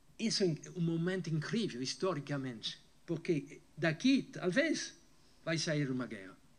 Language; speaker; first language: Portuguese; non-native, fluent; French